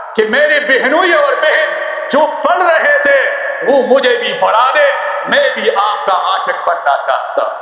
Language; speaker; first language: Urdu; non-native, local second language; Pashto